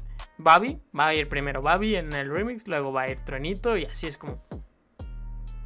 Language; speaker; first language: Spanish; native; Spanish